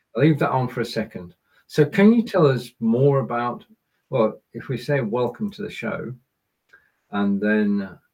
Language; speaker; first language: English; native; English